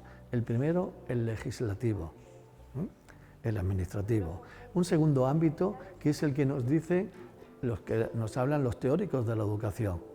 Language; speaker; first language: Spanish; native; Spanish